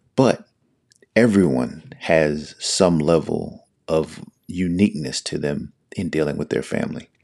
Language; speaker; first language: English; native; English